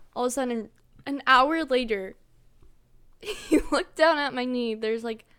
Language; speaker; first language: English; native; English